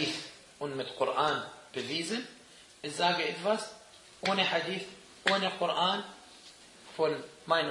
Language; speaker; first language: German; non-native, fluent; Arabic